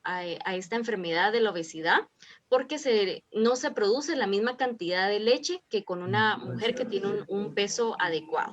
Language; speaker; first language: Spanish; native; Spanish